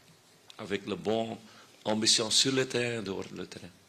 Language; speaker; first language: French; non-native, fluent; Dutch